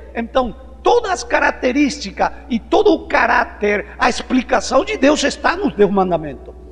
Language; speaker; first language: Portuguese; non-native, fluent; Spanish